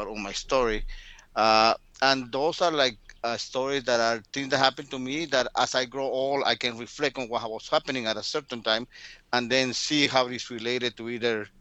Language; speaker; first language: English; early bilingual, other home language; Spanish